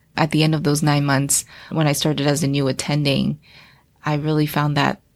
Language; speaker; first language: English; early bilingual, other home language; Chinese